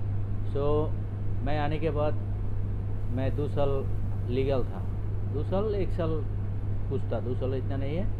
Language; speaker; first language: Hindi; non-native, learner; Bangla